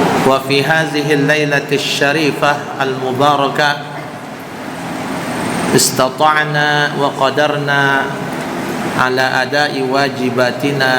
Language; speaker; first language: Arabic; non-native, fluent; Indonesian